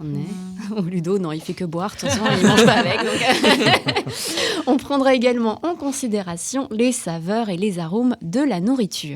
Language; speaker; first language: French; native; French